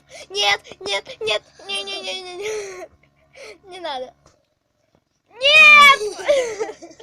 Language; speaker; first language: Russian; native; Russian